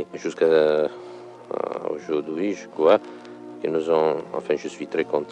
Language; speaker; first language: French; non-native, fluent; Italian